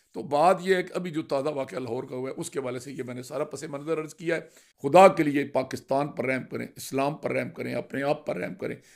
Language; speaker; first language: Urdu; non-native, local second language; Punjabi